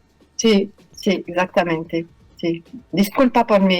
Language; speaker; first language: Spanish; non-native, fluent; French